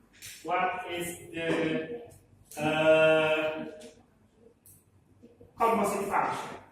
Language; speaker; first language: English; non-native, learner; Indonesian